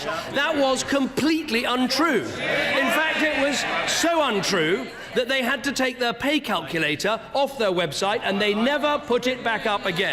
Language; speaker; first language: English; native; English